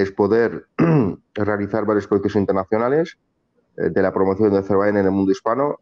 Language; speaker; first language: Spanish; non-native, fluent; Azerbaijani